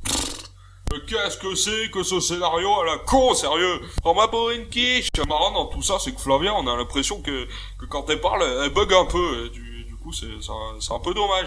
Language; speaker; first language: French; native; French